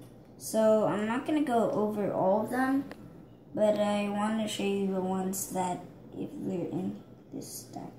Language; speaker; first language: English; native; English